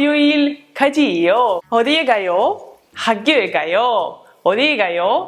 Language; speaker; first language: Korean; non-native, learner; Russian